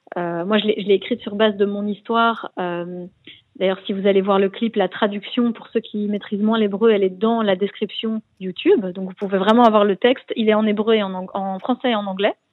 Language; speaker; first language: French; native; French